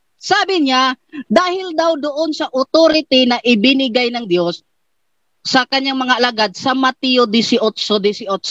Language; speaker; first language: Filipino; native; Filipino